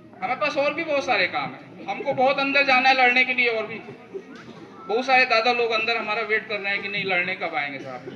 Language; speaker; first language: Hindi; native; Hindi